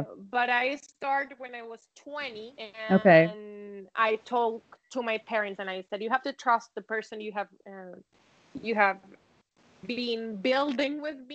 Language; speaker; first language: English; non-native, fluent; Spanish